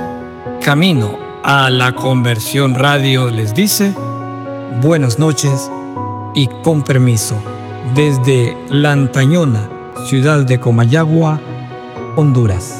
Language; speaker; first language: Spanish; native; Spanish